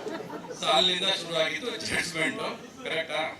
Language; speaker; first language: Kannada; native; Kannada